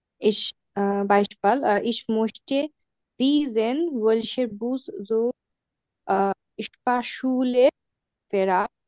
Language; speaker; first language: German; non-native, learner; Bangla